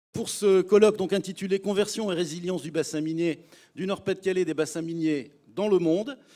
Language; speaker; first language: French; native; French